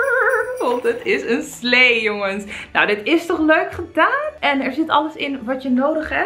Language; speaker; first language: Dutch; native; Dutch